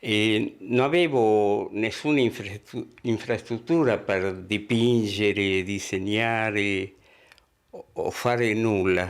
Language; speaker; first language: Italian; non-native, fluent; Spanish